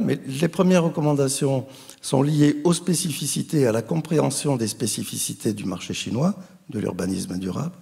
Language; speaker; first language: French; native; French